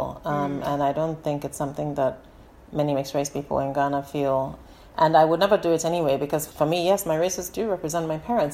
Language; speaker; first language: English; native; English